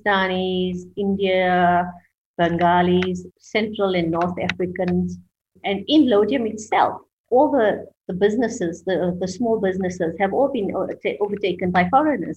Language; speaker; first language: English; native; English